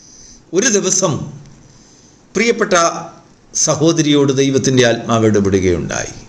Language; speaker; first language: Malayalam; native; Malayalam